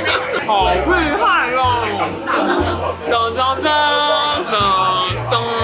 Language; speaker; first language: Chinese; native; Chinese